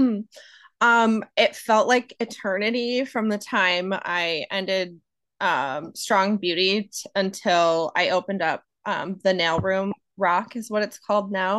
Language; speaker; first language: English; native; English